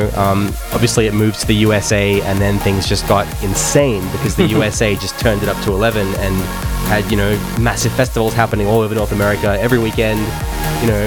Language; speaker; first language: English; native; English